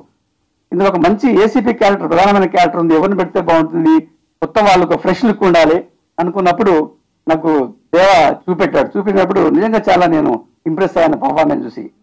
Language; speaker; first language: Telugu; native; Telugu